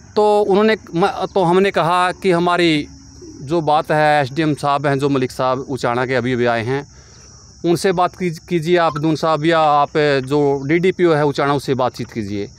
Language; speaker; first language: Hindi; native; Hindi